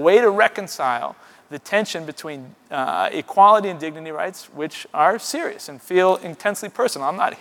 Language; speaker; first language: English; native; English